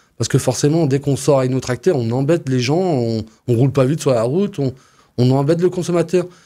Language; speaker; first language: French; native; French